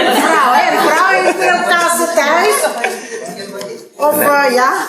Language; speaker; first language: Dutch; non-native, learner; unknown